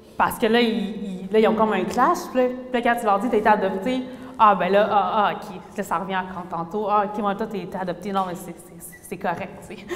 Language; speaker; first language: French; early bilingual, other home language; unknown